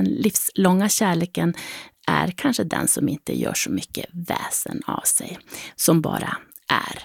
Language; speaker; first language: Swedish; native; Swedish